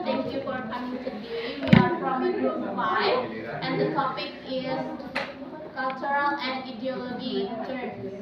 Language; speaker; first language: English; non-native, learner; Indonesian